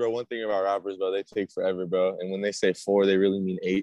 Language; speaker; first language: English; native; English